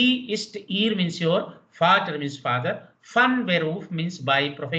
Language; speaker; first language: German; non-native, fluent; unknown